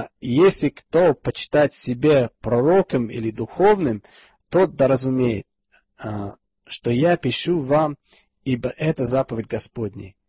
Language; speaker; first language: Russian; non-native, fluent; English